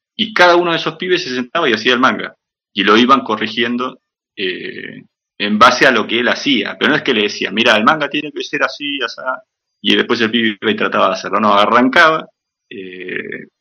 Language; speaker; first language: Spanish; native; Spanish